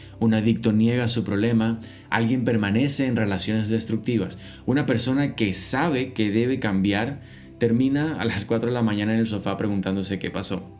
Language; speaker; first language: Spanish; native; Spanish